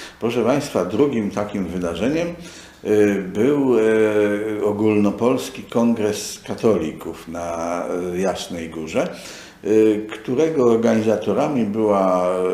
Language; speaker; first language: Polish; native; Polish